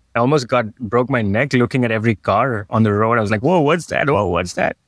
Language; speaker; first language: English; non-native, local second language; Hindi